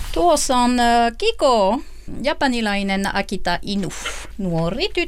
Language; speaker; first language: Finnish; non-native, learner; French